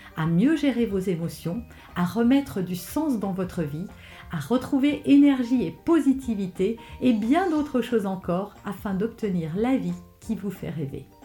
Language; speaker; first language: French; native; French